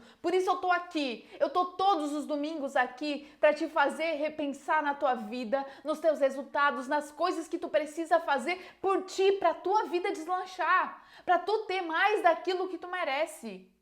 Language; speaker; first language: Portuguese; native; Portuguese